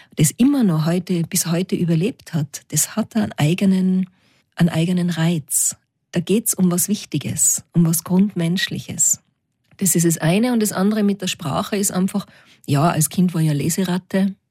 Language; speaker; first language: German; native; German